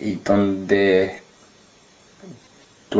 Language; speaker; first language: Spanish; non-native, learner; English